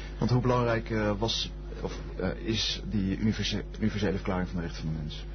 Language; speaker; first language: Dutch; native; Dutch